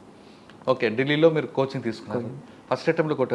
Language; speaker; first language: Telugu; native; Telugu